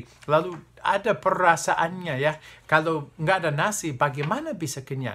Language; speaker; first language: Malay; non-native, fluent; English